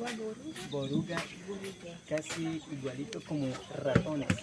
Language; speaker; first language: Spanish; non-native, local second language; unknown